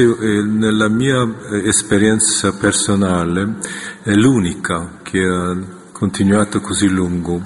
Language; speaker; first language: Italian; non-native, fluent; Korean